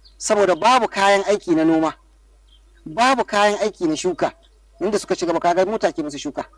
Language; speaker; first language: Hausa; non-native, local second language; Fula